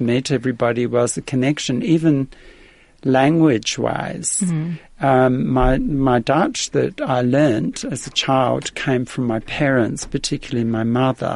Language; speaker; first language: English; early bilingual, other home language; Dutch